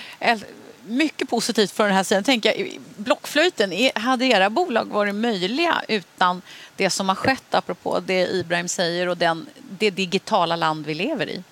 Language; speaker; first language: Swedish; native; Swedish